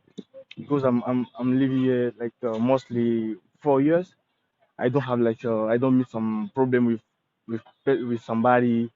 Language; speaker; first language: English; non-native, learner; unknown